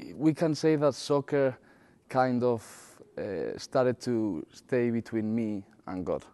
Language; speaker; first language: English; non-native, fluent; Spanish